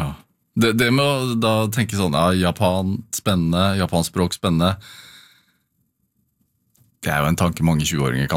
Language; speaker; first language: Norwegian; native; Norwegian